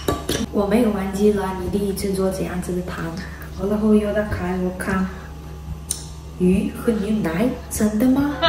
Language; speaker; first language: Chinese; non-native, learner; Ukrainian